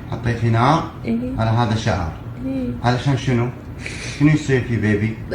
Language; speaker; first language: Arabic; native; Arabic